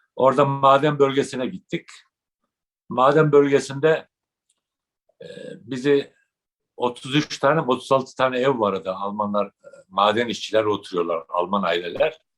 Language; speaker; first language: Turkish; native; Turkish